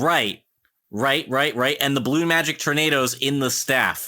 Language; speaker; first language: English; native; English